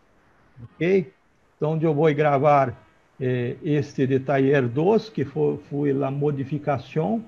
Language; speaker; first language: Spanish; non-native, learner; Portuguese